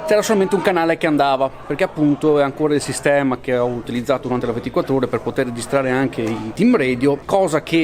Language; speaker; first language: Italian; native; Italian